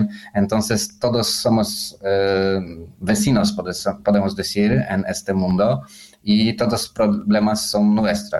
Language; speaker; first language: Spanish; non-native, learner; Polish